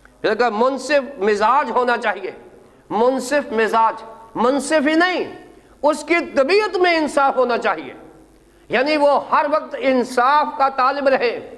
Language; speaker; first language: Urdu; non-native, local second language; Punjabi